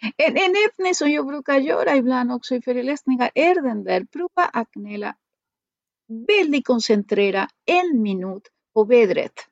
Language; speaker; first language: Swedish; non-native, fluent; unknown